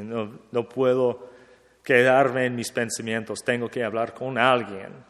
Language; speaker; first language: Spanish; non-native, fluent; English